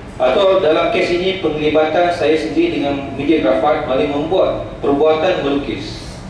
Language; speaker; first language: Malay; non-native, local second language; Central Dusun